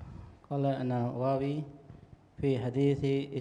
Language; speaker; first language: Arabic; non-native, learner; Indonesian